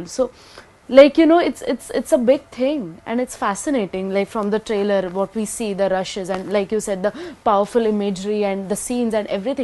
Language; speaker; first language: English; non-native, local second language; Hindi